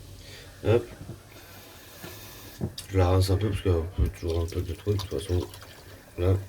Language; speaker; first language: French; native; French